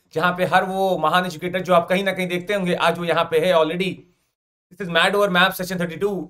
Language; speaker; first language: Hindi; native; Hindi